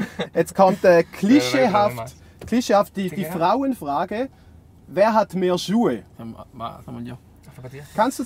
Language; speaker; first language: German; native; German